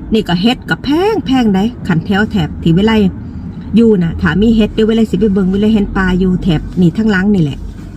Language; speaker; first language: Thai; native; Thai